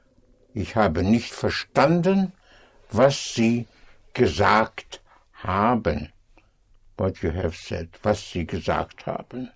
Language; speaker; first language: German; non-native, fluent; English